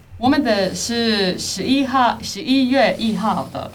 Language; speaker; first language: Chinese; non-native, learner; Spanish